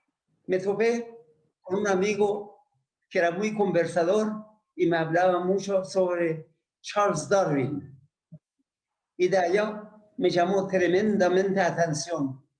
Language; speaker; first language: Spanish; non-native, fluent; Persian